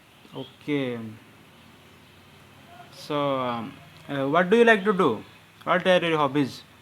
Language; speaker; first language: English; non-native, learner; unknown